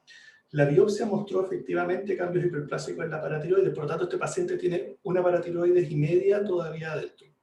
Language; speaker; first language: Spanish; native; Spanish